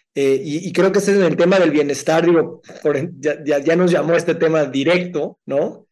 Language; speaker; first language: Spanish; native; Spanish